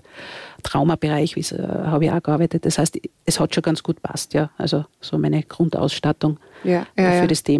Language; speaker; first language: German; native; German